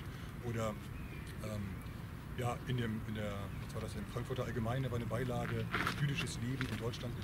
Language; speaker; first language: German; native; German